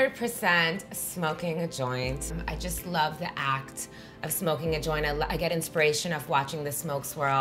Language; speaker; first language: English; native; English